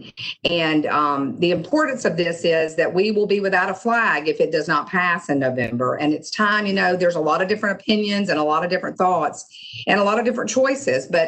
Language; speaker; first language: English; native; English